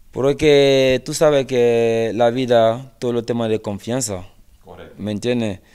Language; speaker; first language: Spanish; non-native, fluent; French